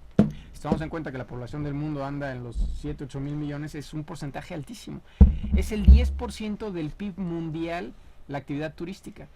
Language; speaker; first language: Spanish; native; Spanish